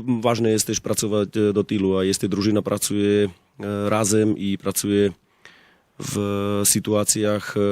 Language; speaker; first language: Polish; non-native, learner; Slovak